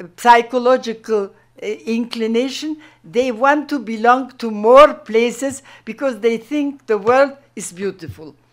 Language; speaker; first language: English; non-native, fluent; German